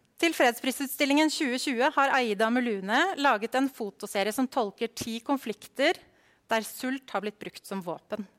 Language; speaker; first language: Norwegian; native; Norwegian